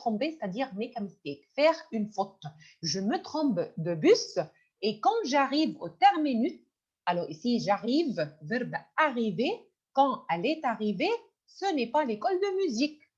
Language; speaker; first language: French; non-native, fluent; Arabic